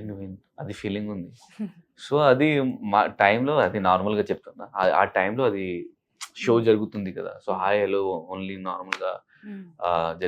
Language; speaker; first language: Telugu; non-native, local second language; Urdu